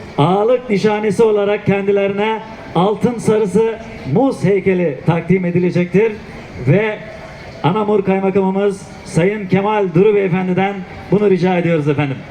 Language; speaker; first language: Turkish; native; Turkish